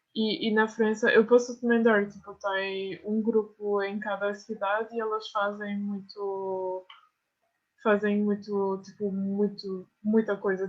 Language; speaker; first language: Portuguese; non-native, fluent; French